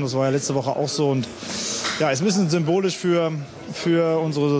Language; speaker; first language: German; native; German